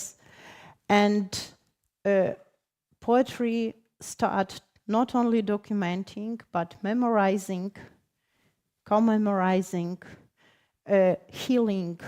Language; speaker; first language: English; non-native, fluent; Ukrainian